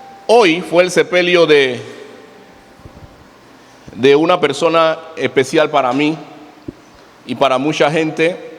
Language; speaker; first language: Spanish; native; Spanish